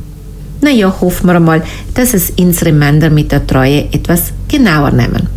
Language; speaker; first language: German; native; German